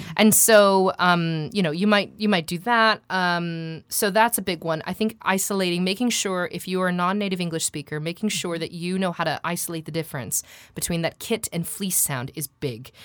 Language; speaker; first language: English; native; English